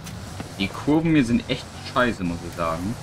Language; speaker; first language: German; native; German